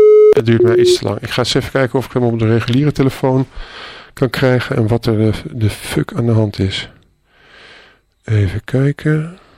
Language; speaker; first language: Dutch; native; Dutch